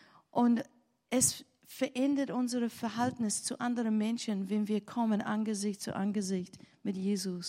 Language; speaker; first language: German; non-native, learner; English